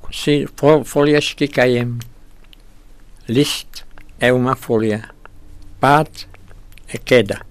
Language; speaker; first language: Portuguese; non-native, fluent; Czech